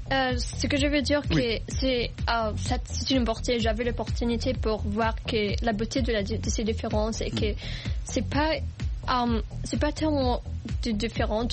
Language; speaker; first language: French; non-native, fluent; English